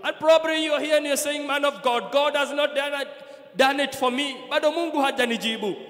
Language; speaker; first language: English; non-native, local second language; Swahili